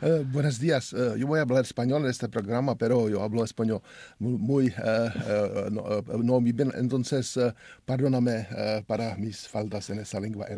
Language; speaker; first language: Spanish; non-native, learner; Czech